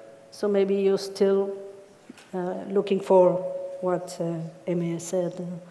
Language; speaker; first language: English; non-native, fluent; Spanish